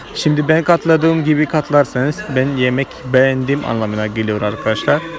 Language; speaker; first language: Turkish; non-native, fluent; Malayalam